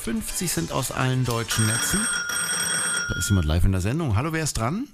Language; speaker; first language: German; native; German